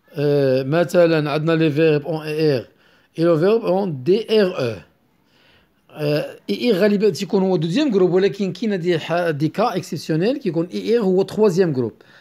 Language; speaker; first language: French; non-native, local second language; Arabic